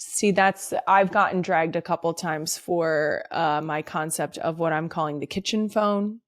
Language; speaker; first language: English; native; English